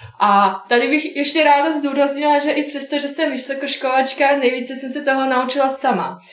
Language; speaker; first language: Czech; non-native, fluent; Bosnian